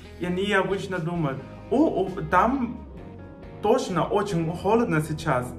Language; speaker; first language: Russian; non-native, fluent; Spanish